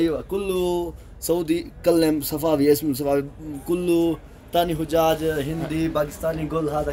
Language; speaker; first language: Arabic; non-native, learner; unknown